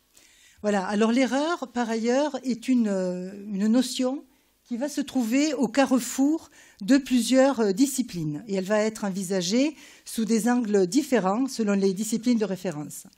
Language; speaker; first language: French; native; French